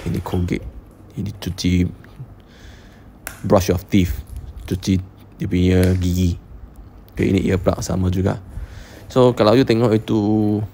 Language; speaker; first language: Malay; non-native, local second language; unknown